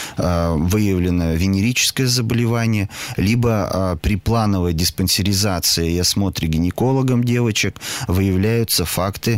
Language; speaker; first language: Russian; native; Russian